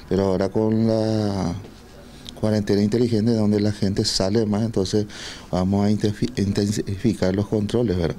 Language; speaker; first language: Spanish; native; Spanish